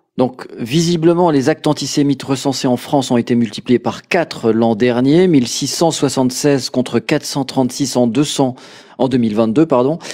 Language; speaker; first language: French; native; French